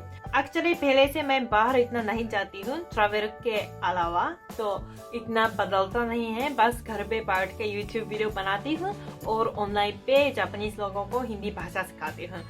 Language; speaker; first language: Hindi; non-native, fluent; Japanese